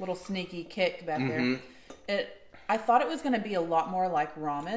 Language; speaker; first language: English; native; English